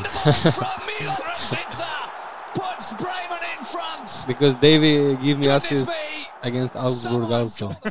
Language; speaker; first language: English; non-native, fluent; Albanian